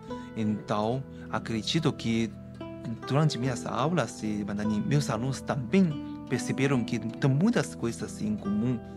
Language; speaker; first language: Portuguese; non-native, fluent; Chinese